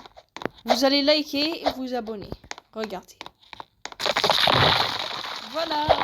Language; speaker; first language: French; native; French